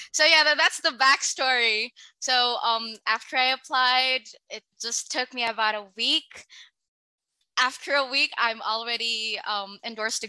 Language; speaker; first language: English; non-native, local second language; Filipino